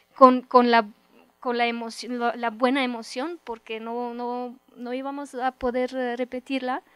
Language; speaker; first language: Spanish; non-native, fluent; Romanian